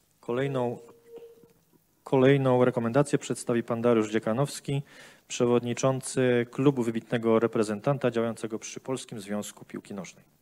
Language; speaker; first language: Polish; native; Polish